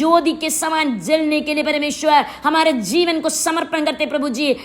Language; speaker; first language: Hindi; non-native, local second language; Malayalam